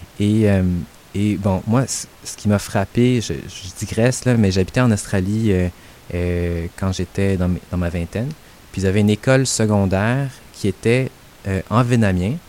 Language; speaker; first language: French; native; French